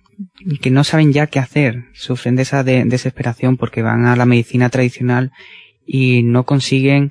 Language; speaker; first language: Spanish; native; Spanish